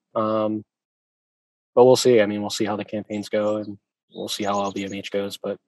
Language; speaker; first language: English; native; English